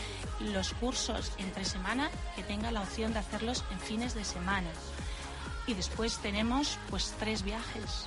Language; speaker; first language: Spanish; native; Spanish